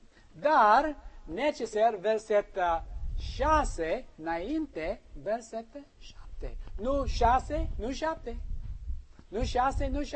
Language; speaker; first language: Romanian; non-native, learner; English